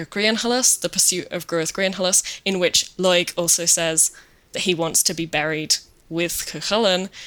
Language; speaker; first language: English; native; English